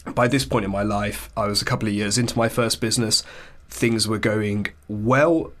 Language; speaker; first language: English; early bilingual, other home language; Hindi